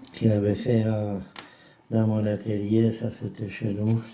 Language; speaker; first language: French; non-native, fluent; Czech